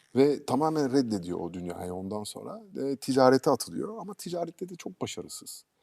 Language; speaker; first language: Turkish; early bilingual, heritage; Turkish